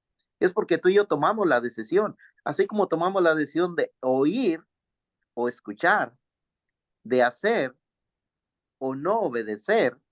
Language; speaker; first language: Spanish; native; Spanish